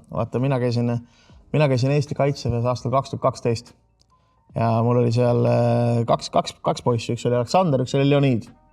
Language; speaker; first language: Estonian; native; Estonian